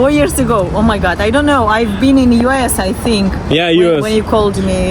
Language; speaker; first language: English; non-native, learner; Russian